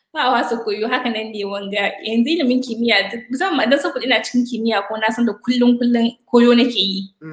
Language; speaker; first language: Hausa; native; Hausa